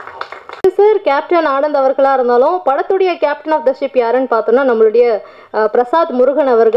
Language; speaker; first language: Tamil; native; Tamil